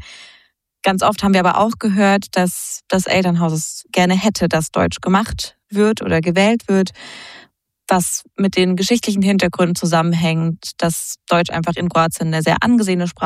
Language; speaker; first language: German; native; German